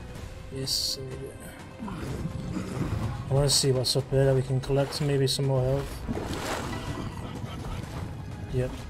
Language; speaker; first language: English; native; English